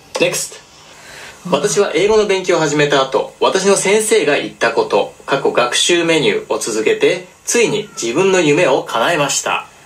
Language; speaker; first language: Japanese; native; Japanese